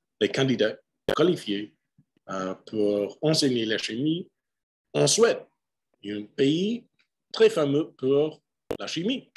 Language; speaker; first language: French; non-native, fluent; English